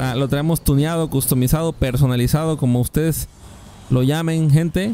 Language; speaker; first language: Spanish; native; Spanish